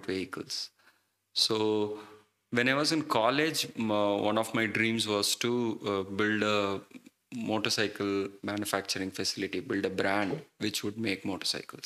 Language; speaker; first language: English; non-native, local second language; Malayalam